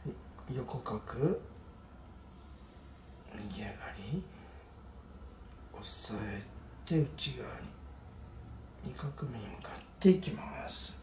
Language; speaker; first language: Japanese; native; Japanese